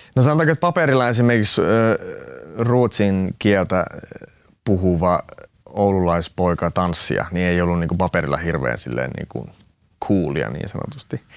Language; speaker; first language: Finnish; non-native, local second language; Swedish